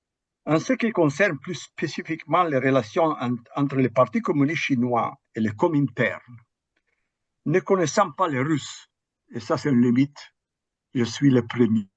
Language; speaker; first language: French; non-native, fluent; Italian